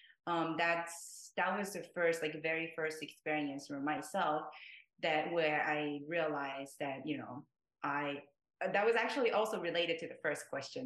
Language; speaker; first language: English; non-native, fluent; Japanese